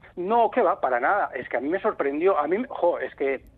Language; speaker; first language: Spanish; native; Spanish